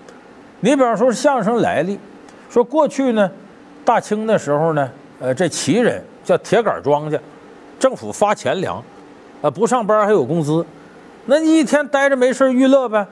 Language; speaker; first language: Chinese; native; Chinese